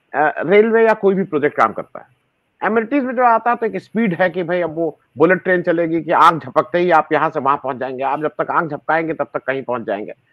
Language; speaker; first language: Hindi; native; Hindi